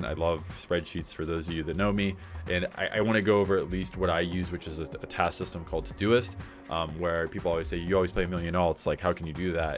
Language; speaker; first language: English; native; English